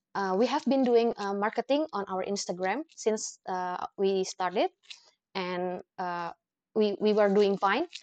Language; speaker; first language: English; non-native, fluent; Indonesian